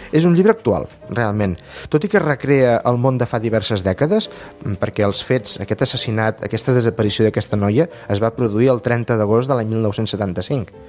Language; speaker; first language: Catalan; native; Catalan